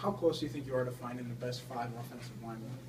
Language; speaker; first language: English; native; English